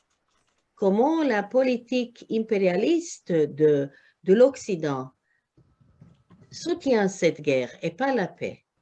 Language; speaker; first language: French; non-native, learner; Croatian